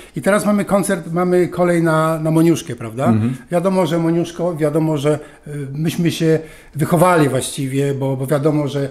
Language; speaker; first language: Polish; native; Polish